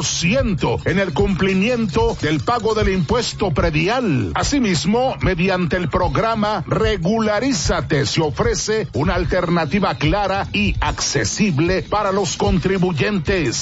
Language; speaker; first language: Spanish; native; Spanish